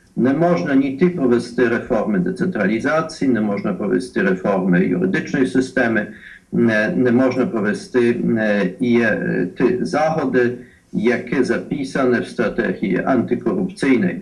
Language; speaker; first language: Ukrainian; non-native, fluent; Polish